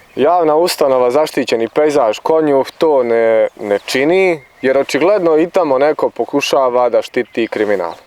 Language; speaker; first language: Bosnian; native; Bosnian